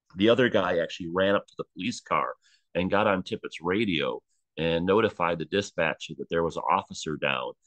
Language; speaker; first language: English; native; English